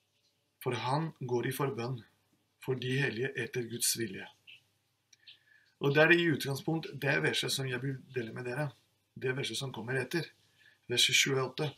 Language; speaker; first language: Norwegian; non-native, fluent; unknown